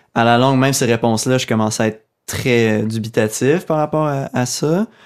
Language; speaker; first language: French; native; French